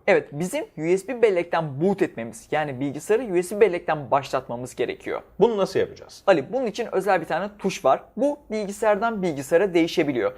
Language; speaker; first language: Turkish; native; Turkish